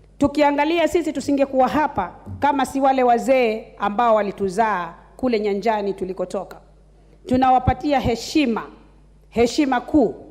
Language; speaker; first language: Swahili; native; Swahili